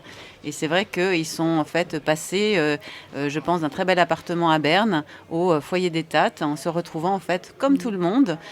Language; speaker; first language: French; native; French